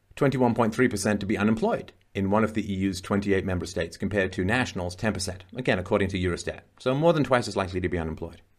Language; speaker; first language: English; native; English